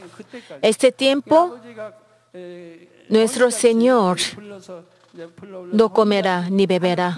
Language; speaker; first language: Spanish; non-native, fluent; Korean